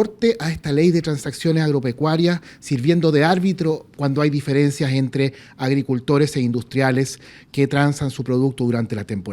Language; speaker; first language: Spanish; native; Spanish